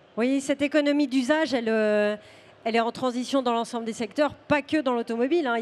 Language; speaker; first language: French; native; French